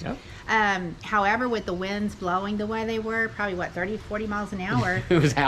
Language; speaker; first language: English; native; English